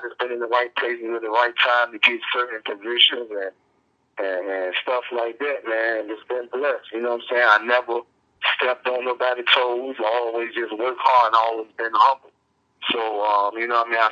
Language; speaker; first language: English; native; English